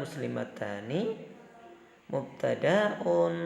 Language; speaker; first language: Arabic; non-native, fluent; Indonesian